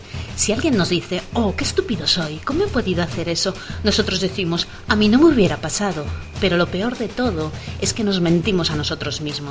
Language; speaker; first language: Spanish; native; Spanish